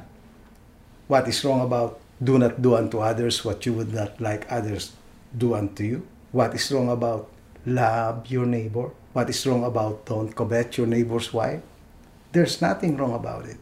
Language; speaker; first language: English; non-native, local second language; Filipino